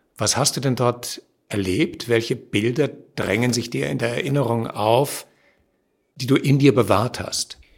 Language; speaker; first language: German; native; German